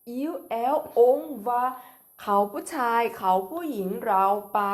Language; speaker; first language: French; non-native, fluent; Thai